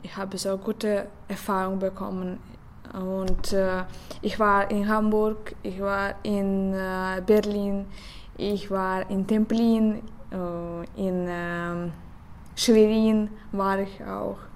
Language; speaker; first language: German; non-native, learner; Russian